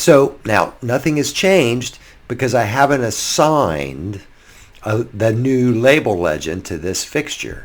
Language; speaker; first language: English; native; English